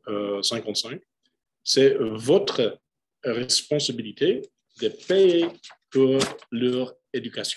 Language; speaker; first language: French; non-native, fluent; English